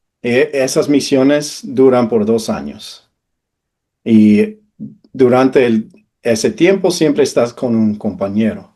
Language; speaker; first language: Spanish; non-native, fluent; English